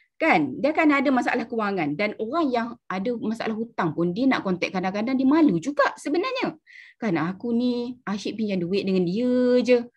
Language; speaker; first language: Malay; native; Malay